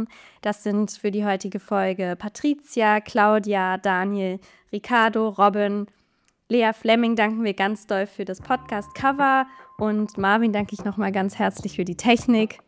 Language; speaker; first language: German; native; German